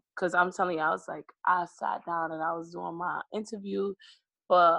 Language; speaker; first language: English; native; English